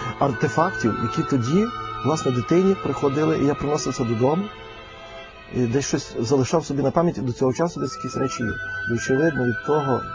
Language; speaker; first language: Ukrainian; native; Ukrainian